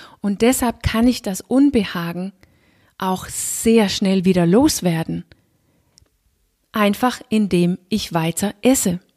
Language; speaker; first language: German; non-native, fluent; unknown